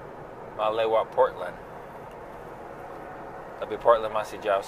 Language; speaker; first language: Indonesian; non-native, fluent; English